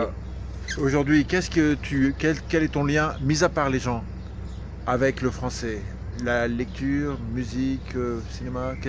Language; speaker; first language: French; native; French